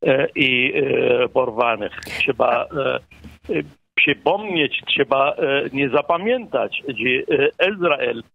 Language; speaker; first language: Polish; non-native, fluent; Arabic